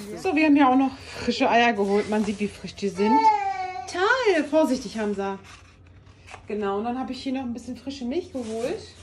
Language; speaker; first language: German; early bilingual, other home language; Turkish